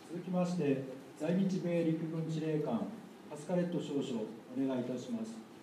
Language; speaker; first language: Japanese; native; Japanese